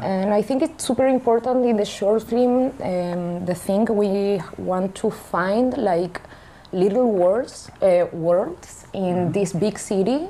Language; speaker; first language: English; non-native, learner; Spanish